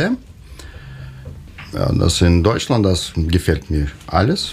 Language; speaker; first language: German; non-native, learner; Russian